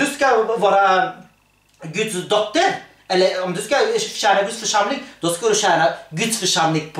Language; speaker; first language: Swedish; early bilingual, other home language; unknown